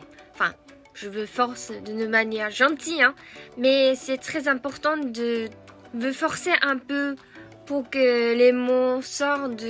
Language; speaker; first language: French; non-native, fluent; Japanese